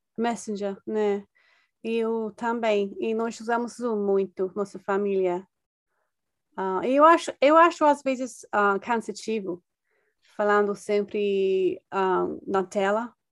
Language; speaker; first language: Portuguese; non-native, fluent; English